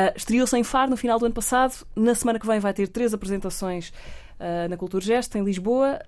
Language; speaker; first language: Portuguese; native; Portuguese